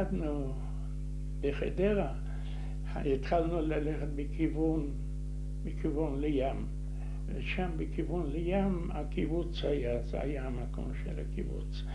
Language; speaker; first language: Hebrew; non-native, fluent; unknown